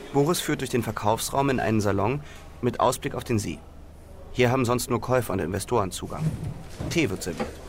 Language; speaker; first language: German; native; German